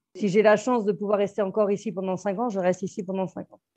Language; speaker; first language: French; native; French